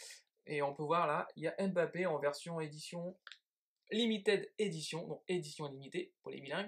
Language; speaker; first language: French; native; French